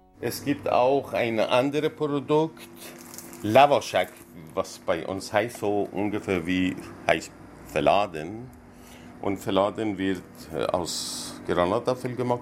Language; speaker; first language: German; non-native, learner; Persian